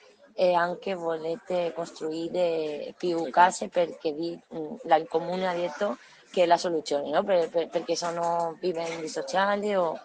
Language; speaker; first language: Italian; non-native, learner; Spanish